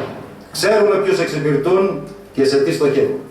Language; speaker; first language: Greek; native; Greek